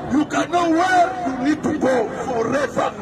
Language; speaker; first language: English; non-native, learner; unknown